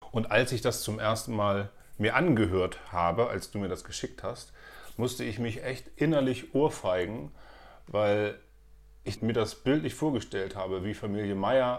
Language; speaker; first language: German; native; German